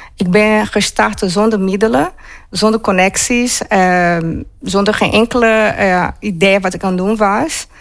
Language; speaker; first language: Dutch; non-native, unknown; Portuguese